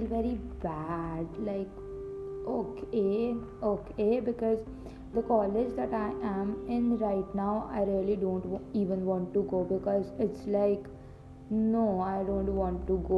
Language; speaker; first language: English; non-native, local second language; Punjabi